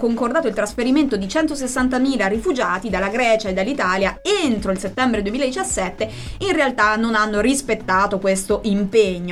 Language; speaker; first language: Italian; native; Italian